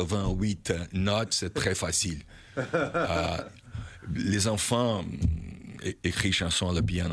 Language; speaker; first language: French; non-native, learner; Portuguese